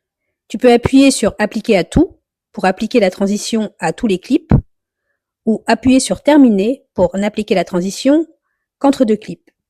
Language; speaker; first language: French; native; French